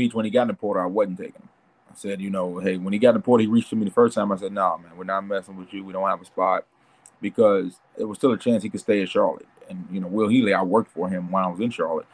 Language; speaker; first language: English; native; English